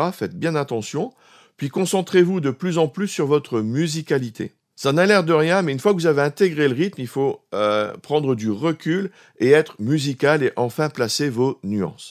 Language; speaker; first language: French; native; French